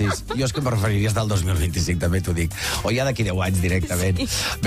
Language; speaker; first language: Catalan; native; Catalan